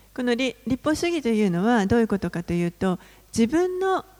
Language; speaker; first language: Japanese; non-native, fluent; English